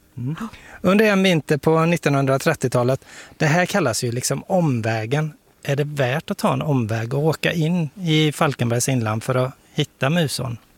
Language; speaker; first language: Swedish; native; Swedish